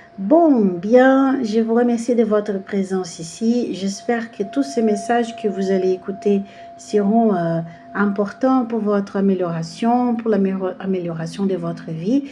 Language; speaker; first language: French; non-native, learner; Portuguese